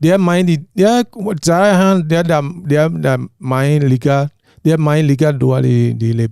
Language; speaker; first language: Indonesian; non-native, fluent; English